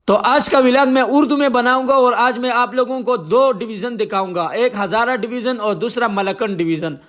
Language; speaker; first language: Urdu; non-native, local second language; Pashto